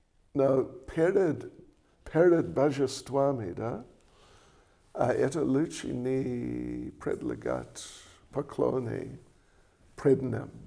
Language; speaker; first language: Russian; non-native, learner; English